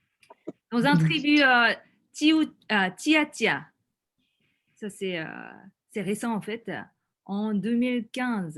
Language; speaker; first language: French; non-native, fluent; Korean